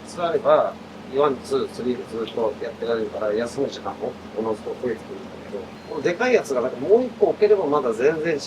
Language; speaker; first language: Japanese; native; Japanese